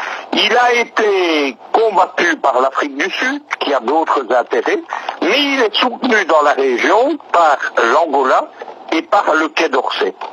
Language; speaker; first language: French; native; French